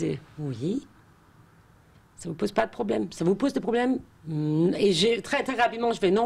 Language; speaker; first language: French; non-native, fluent; Danish